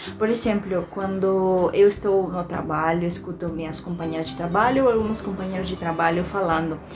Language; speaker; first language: Portuguese; non-native, fluent; Spanish